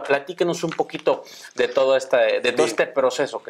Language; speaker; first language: Spanish; native; Spanish